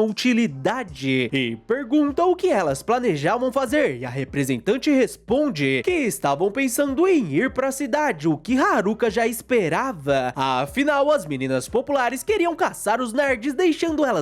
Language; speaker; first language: Portuguese; native; Portuguese